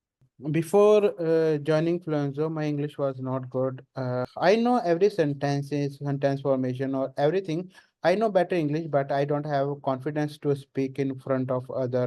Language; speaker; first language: English; non-native, learner; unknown